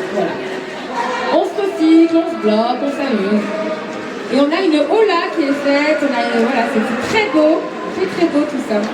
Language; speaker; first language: French; native; French